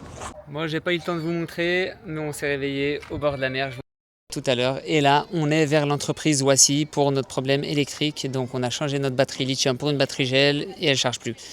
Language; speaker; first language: French; native; French